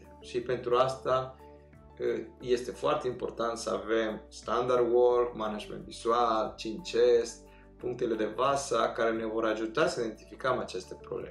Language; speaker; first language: Romanian; non-native, fluent; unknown